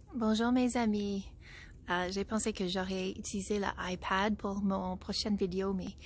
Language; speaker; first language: French; non-native, learner; English